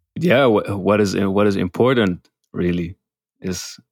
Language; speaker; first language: English; non-native, fluent; Dutch